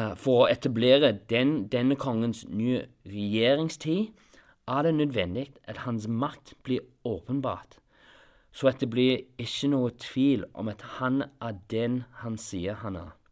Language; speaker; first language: Norwegian; non-native, fluent; English